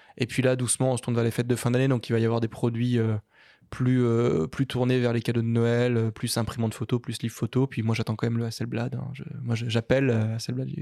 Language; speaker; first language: French; native; French